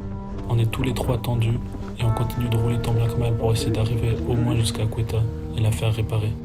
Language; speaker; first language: French; native; French